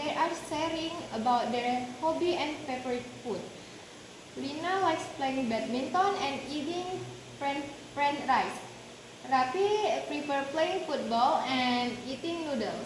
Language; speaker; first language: English; non-native, learner; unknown